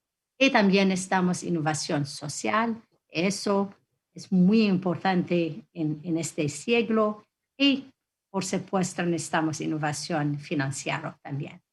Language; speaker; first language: Spanish; non-native, fluent; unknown